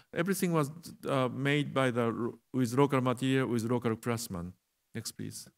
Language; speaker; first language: English; non-native, learner; Japanese